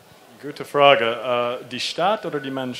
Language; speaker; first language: German; non-native, learner; English